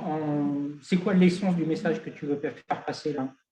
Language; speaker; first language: French; native; French